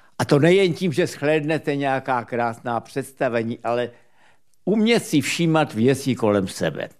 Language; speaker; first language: Czech; native; Czech